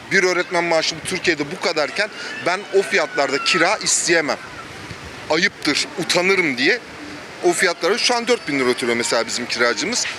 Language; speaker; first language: Turkish; native; Turkish